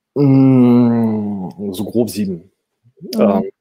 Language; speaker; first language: German; native; German